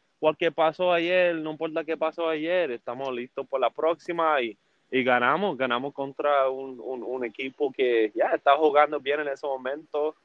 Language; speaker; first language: Spanish; early bilingual, heritage; English